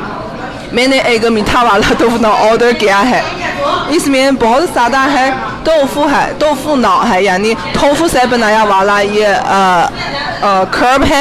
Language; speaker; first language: Hindi; non-native, fluent; Chinese